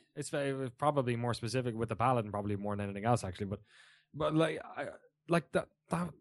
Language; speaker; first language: English; native; English